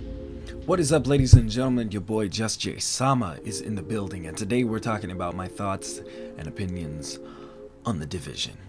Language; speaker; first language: English; native; English